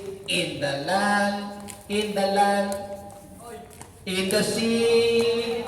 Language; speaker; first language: English; non-native, fluent; Filipino